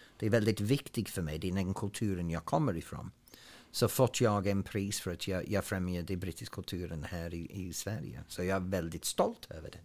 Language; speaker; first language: Swedish; non-native, fluent; English